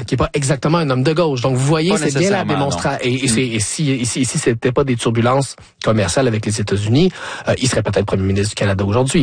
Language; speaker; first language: French; native; French